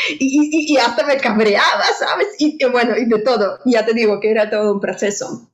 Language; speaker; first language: Spanish; non-native, fluent; Russian